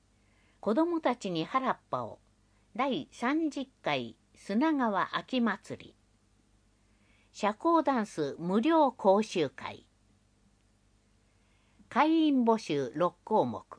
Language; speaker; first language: Japanese; native; Japanese